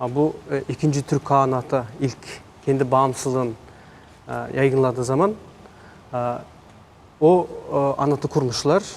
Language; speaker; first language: Turkish; non-native, fluent; Mongolian